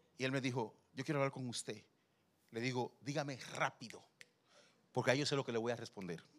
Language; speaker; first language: Spanish; native; Spanish